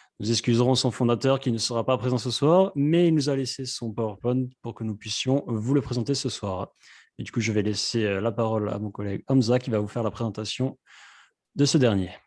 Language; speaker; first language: French; native; French